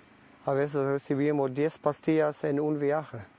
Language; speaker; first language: Spanish; non-native, local second language; German